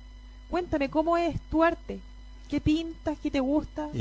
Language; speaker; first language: Spanish; native; Spanish